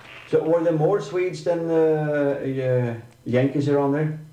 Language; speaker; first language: English; non-native, fluent; Swedish